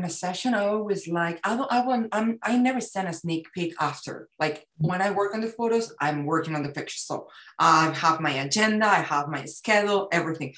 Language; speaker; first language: English; non-native, fluent; Spanish